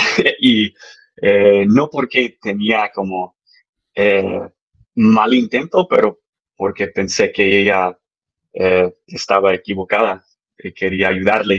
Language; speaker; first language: Spanish; early bilingual, heritage; English